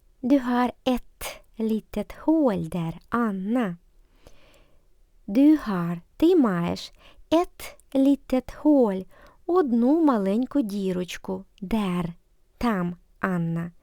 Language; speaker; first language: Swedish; non-native, fluent; Ukrainian